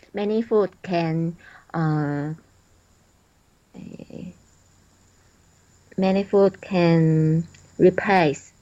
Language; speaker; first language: English; non-native, learner; Chinese